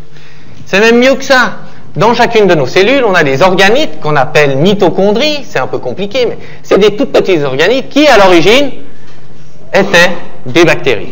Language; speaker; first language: French; native; French